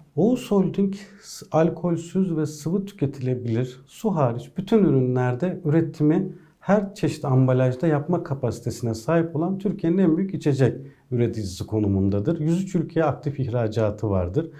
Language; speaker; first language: Turkish; native; Turkish